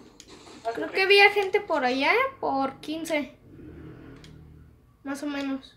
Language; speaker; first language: Spanish; native; Spanish